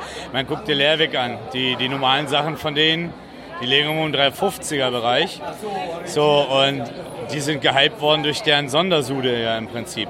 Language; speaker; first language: German; native; German